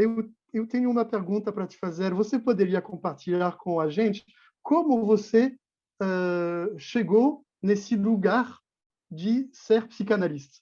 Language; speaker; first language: Portuguese; non-native, fluent; French